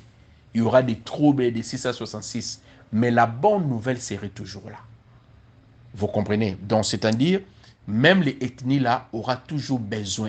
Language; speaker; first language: French; non-native, local second language; Lingala